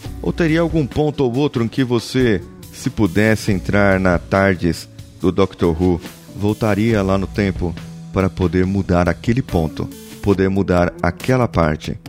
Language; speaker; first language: Portuguese; native; Portuguese